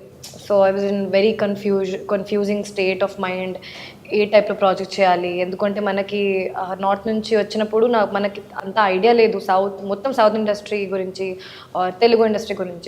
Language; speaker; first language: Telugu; non-native, learner; Hindi